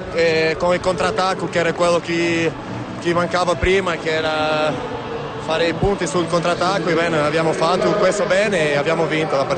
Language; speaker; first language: Italian; non-native, learner; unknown